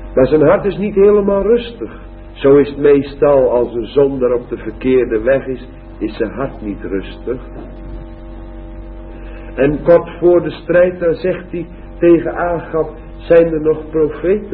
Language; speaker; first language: Dutch; native; Dutch